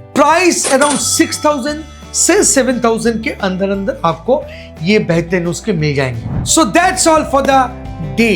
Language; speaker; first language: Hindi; non-native, local second language; Bangla